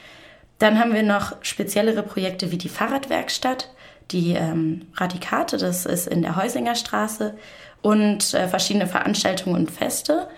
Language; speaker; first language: German; native; German